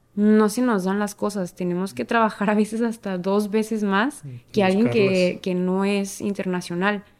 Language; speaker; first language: Spanish; native; Spanish